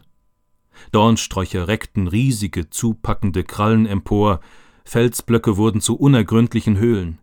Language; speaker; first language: German; native; German